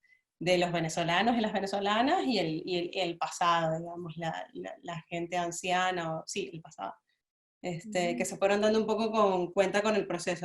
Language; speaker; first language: Spanish; native; Spanish